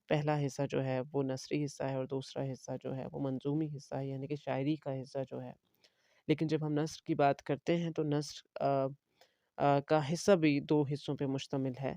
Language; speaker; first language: Urdu; non-native, local second language; Kashmiri